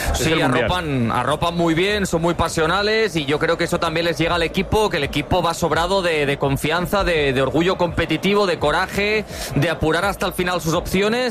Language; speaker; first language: Spanish; native; Spanish